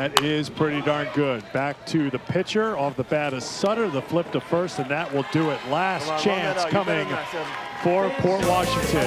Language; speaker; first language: English; native; English